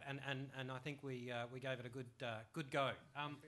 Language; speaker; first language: English; native; English